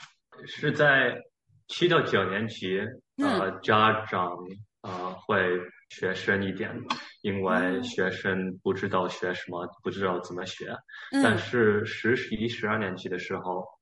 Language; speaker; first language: Chinese; early bilingual, heritage; Chinese